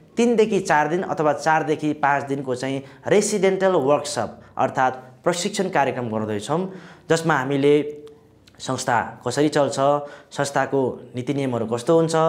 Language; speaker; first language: Nepali; non-native, local second language; Sherpa